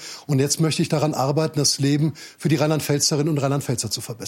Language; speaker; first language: German; native; German